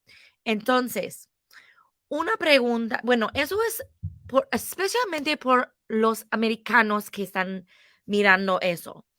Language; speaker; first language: Spanish; non-native, fluent; English